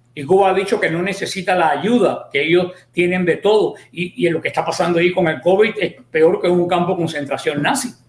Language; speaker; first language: Spanish; native; Spanish